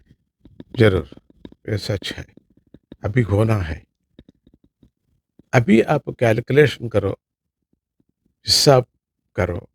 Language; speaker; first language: Hindi; non-native, local second language; Kannada